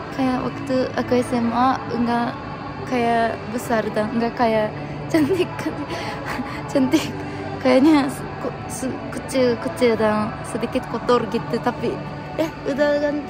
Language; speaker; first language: Indonesian; non-native, fluent; Japanese